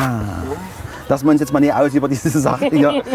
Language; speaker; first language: German; native; German